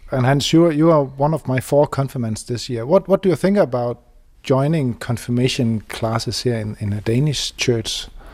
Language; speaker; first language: English; non-native, fluent; Danish